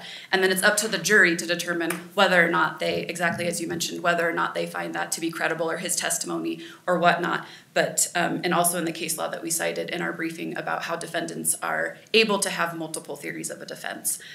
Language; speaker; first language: English; native; English